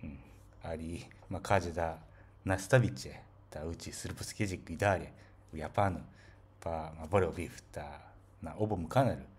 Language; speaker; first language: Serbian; non-native, fluent; Japanese